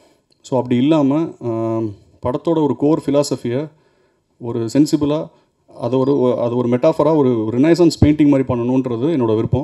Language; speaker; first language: Tamil; native; Tamil